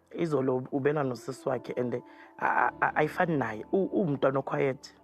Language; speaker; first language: Zulu; native; Zulu